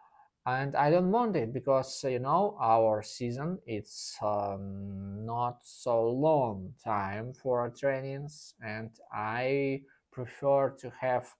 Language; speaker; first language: English; non-native, learner; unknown